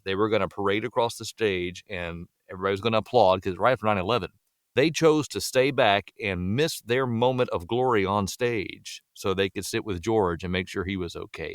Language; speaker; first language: English; native; English